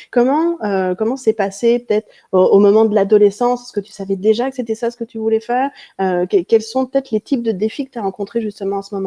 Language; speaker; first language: French; native; French